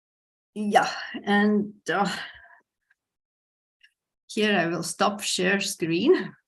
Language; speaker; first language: English; non-native, fluent; Latvian